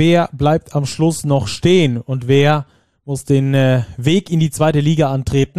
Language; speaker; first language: German; native; German